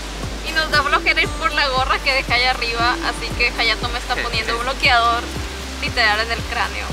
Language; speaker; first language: Spanish; native; Spanish